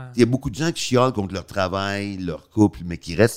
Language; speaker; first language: French; native; French